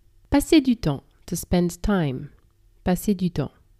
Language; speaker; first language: French; native; French